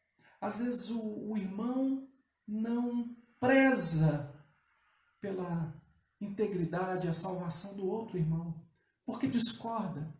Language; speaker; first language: Portuguese; native; Portuguese